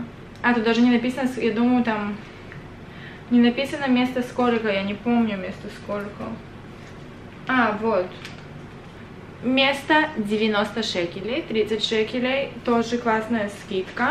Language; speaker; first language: Russian; early bilingual, other home language; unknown